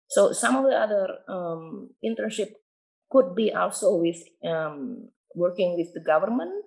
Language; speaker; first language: English; non-native, fluent; Indonesian